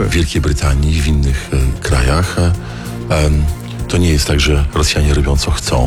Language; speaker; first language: Polish; native; Polish